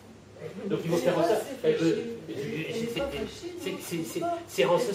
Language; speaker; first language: French; native; French